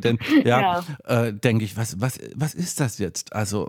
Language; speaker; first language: German; native; German